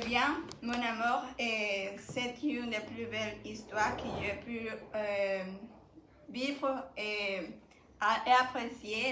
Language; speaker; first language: French; non-native, learner; Spanish